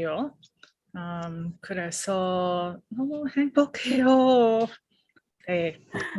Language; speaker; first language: Korean; non-native, learner; English